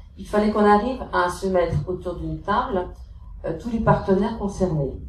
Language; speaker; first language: French; native; French